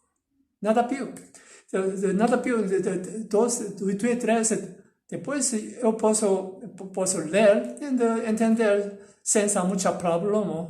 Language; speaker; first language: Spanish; non-native, learner; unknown